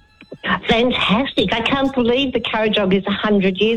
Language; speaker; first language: English; native; English